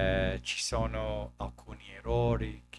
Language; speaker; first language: Italian; non-native, learner; English